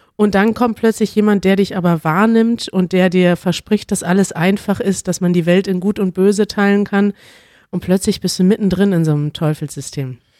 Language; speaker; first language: German; native; German